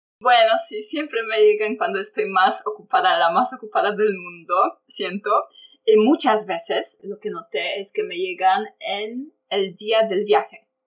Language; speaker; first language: Spanish; non-native, fluent; Polish